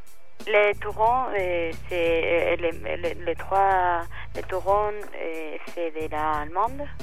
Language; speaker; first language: French; non-native, learner; Spanish